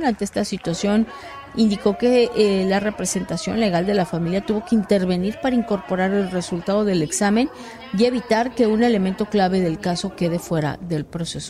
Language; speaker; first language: Spanish; native; Spanish